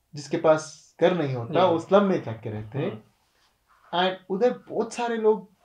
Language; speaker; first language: Hindi; non-native, local second language; Kannada